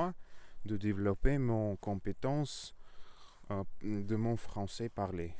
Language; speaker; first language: French; non-native, learner; Russian